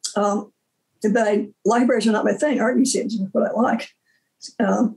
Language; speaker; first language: English; native; English